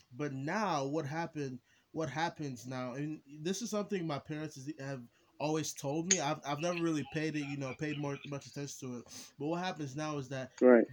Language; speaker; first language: English; early bilingual, other home language; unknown